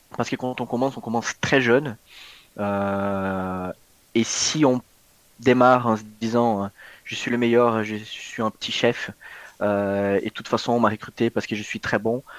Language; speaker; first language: French; non-native, fluent; Portuguese